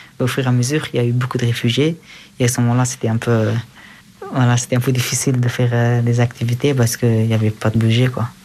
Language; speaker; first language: French; early bilingual, other home language; Persian